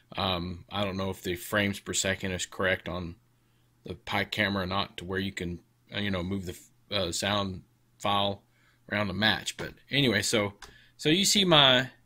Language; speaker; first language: English; native; English